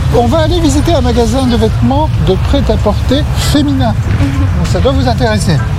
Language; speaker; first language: French; native; French